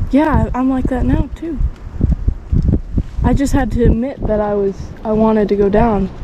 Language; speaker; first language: English; native; English